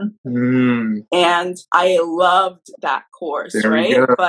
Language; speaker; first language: English; early bilingual, other home language; Haitian Creole